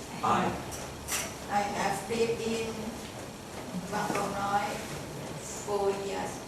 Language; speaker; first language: English; non-native, learner; Thai